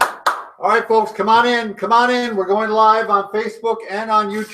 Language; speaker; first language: English; native; English